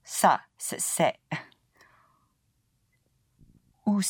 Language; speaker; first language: French; non-native, learner; English